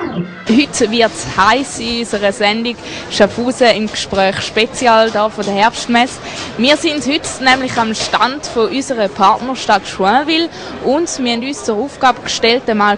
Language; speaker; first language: German; native; German